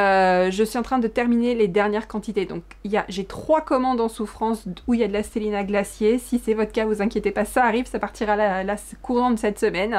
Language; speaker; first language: French; native; French